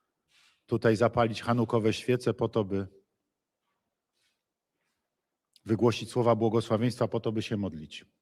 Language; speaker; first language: Polish; native; Polish